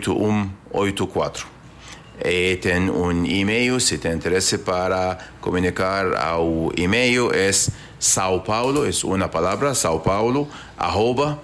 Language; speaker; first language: Portuguese; non-native, learner; Arabic